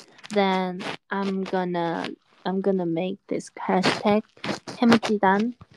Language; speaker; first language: English; non-native, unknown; Korean